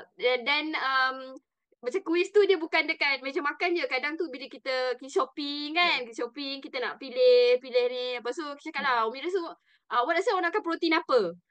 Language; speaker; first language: Malay; native; Malay